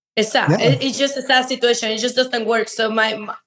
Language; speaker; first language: English; non-native, fluent; Spanish